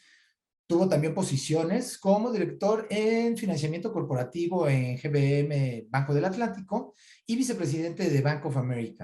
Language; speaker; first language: Spanish; native; Spanish